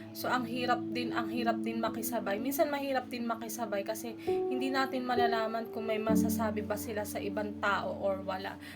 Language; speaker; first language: Filipino; native; Filipino